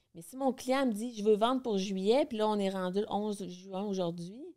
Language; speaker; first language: French; native; French